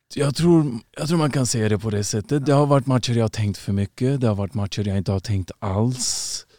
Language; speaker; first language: Swedish; early bilingual, other home language; Uzbek